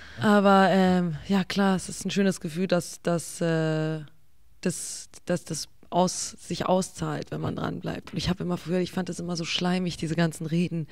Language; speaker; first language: German; early bilingual, other home language; English